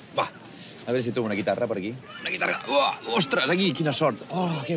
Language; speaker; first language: Catalan; non-native, fluent; Icelandic